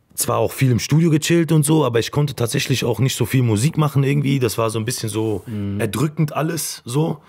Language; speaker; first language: German; native; German